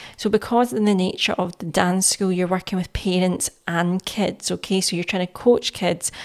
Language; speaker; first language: English; native; English